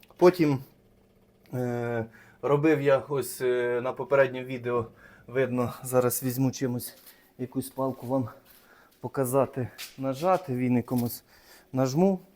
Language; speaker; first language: Ukrainian; native; Ukrainian